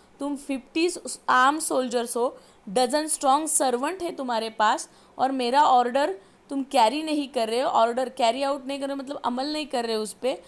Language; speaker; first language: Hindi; non-native, local second language; Marathi